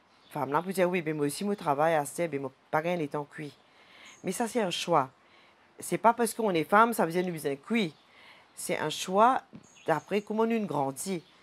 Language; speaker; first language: French; non-native, local second language; Morisyen